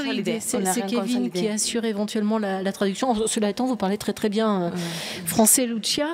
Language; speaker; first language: French; native; French